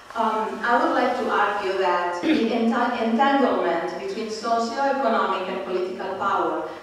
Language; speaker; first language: English; non-native, fluent; Italian